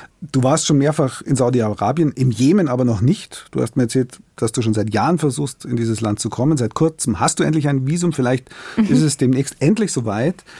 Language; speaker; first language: German; native; German